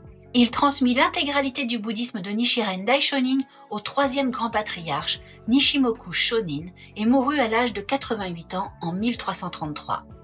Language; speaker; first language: French; native; French